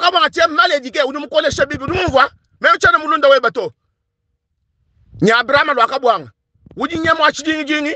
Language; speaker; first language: French; non-native, local second language; Luba-Lulua